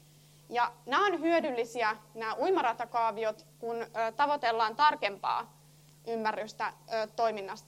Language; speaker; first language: Finnish; native; Finnish